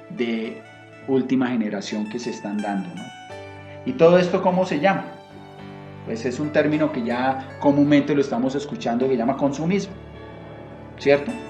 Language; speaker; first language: Spanish; native; Spanish